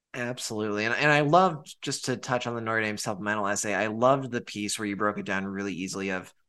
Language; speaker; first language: English; native; English